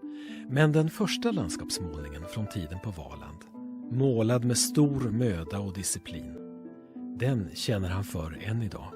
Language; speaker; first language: Swedish; native; Swedish